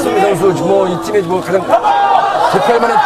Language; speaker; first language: Korean; native; Korean